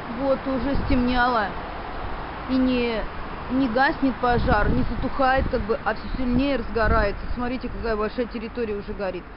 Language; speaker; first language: Russian; native; Russian